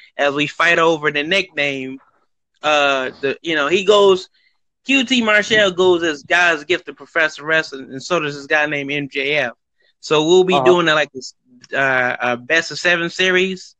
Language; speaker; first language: English; native; English